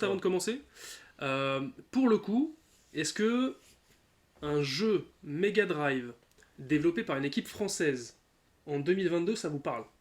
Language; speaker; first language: French; native; French